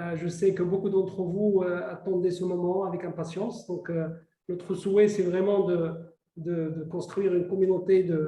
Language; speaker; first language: French; non-native, local second language; Arabic